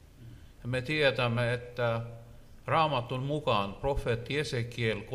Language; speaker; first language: Finnish; non-native, learner; Russian